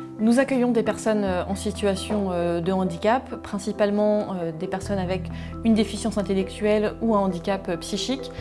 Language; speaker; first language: French; native; French